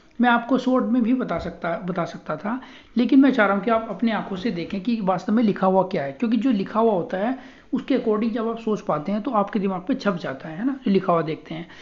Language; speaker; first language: Hindi; native; Hindi